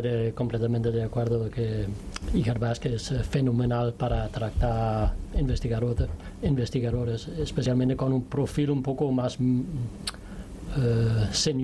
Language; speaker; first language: Spanish; non-native, learner; Danish